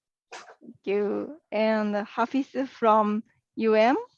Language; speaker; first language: English; non-native, learner; Japanese